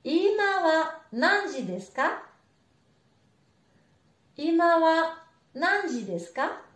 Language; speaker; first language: Japanese; non-native, fluent; French